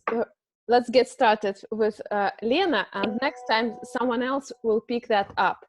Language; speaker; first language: English; non-native, fluent; Russian